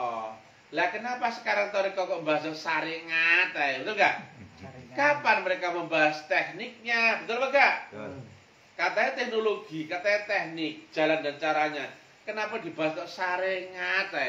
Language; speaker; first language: Indonesian; native; Indonesian